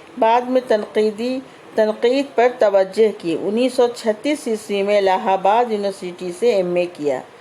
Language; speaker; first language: Urdu; native; Urdu